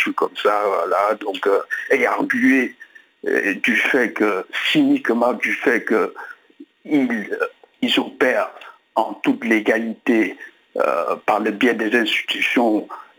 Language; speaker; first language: French; native; French